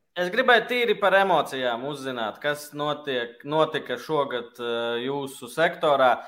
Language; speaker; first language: Latvian; native; Latvian